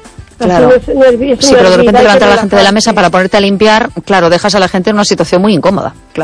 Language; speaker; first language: Spanish; native; Spanish